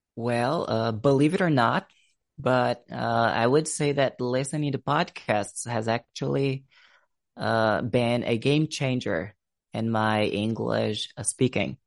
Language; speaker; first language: English; non-native, fluent; Portuguese